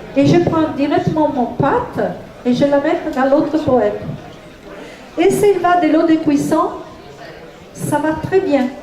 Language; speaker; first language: French; non-native, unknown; Italian